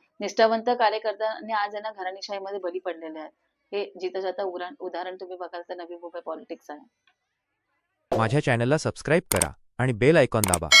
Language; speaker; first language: Marathi; non-native, local second language; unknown